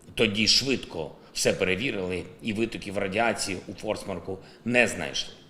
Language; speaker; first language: Ukrainian; non-native, local second language; Russian